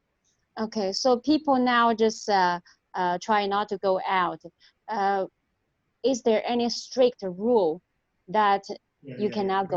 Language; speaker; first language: English; non-native, fluent; Chinese